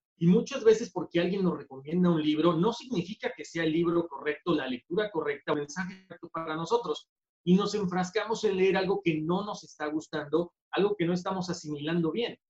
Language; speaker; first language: Spanish; native; Spanish